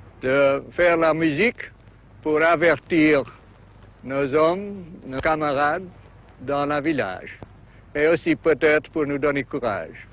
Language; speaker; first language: French; non-native, learner; English